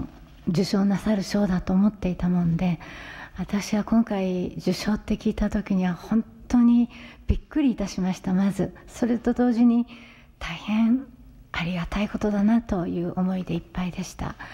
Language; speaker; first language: Japanese; native; Japanese